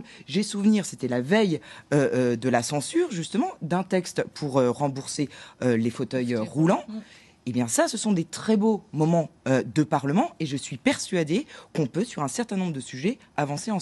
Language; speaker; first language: French; native; French